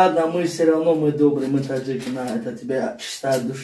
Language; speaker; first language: Russian; non-native, fluent; Tajik